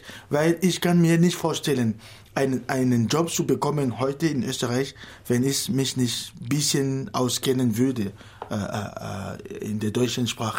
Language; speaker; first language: German; non-native, fluent; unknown